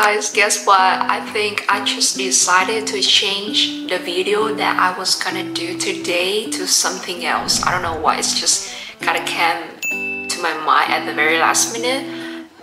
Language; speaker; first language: English; non-native, fluent; Vietnamese